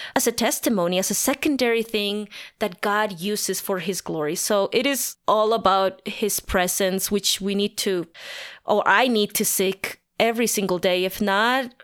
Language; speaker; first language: English; non-native, fluent; Spanish